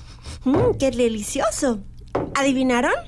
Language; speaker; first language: Spanish; native; Spanish